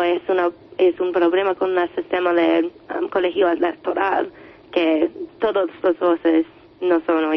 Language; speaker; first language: Spanish; non-native, learner; English